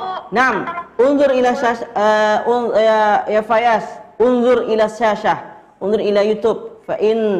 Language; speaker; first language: Arabic; non-native, fluent; Indonesian